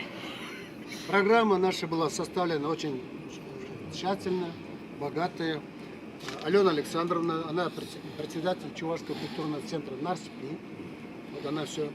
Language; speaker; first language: Russian; non-native, local second language; Chuvash